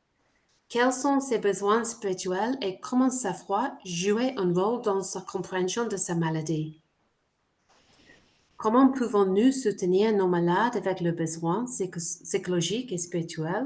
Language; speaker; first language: French; non-native, fluent; English